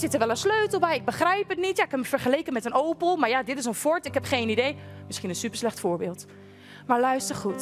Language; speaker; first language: Dutch; native; Dutch